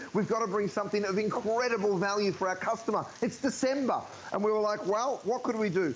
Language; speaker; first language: English; native; English